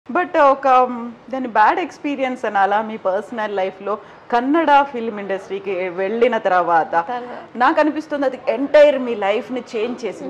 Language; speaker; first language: Telugu; native; Telugu